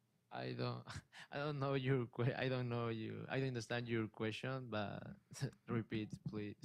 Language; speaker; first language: English; non-native, learner; Spanish